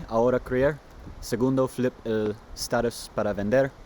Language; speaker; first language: Spanish; non-native, learner; English